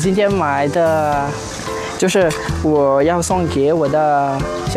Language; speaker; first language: Chinese; non-native, learner; Malagasy